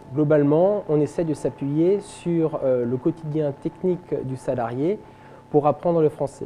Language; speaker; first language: French; native; French